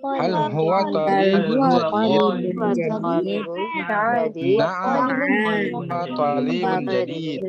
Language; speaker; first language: Arabic; non-native, learner; Indonesian